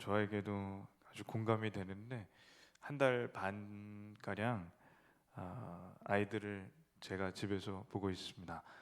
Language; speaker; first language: Korean; native; Korean